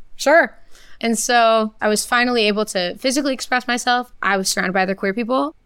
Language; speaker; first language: English; early bilingual, other home language; Portuguese